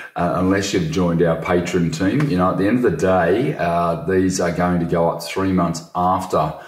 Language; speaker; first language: English; native; English